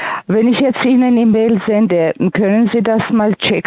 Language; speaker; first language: German; non-native, fluent; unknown